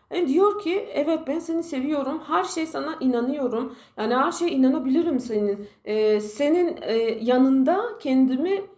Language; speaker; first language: Turkish; non-native, fluent; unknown